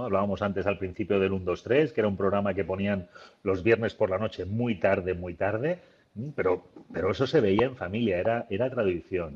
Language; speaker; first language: Spanish; native; Spanish